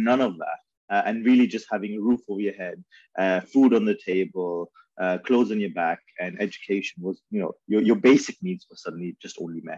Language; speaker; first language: English; early bilingual, other home language; Urdu